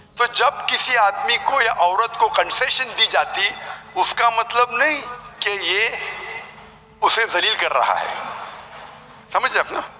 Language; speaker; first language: Urdu; non-native, local second language; Konkani